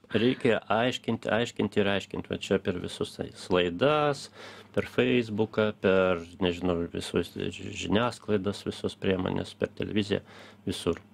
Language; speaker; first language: Lithuanian; early bilingual, heritage; Lithuanian